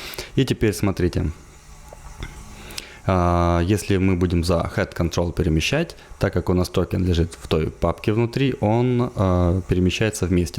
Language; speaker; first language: Russian; native; Russian